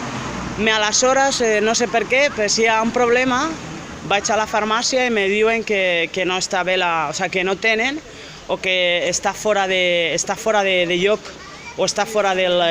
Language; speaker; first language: Catalan; non-native, fluent; French